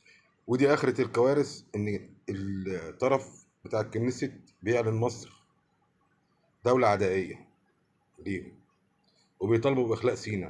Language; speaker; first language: Arabic; native; Arabic